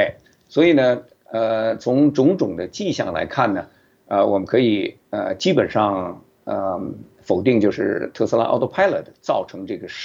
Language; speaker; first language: Chinese; native; Chinese